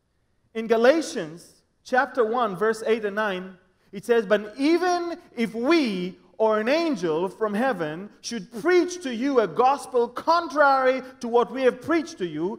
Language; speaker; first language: English; non-native, fluent; Hebrew